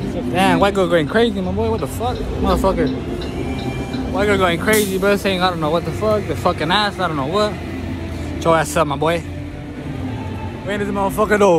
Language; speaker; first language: English; early bilingual, other home language; Spanish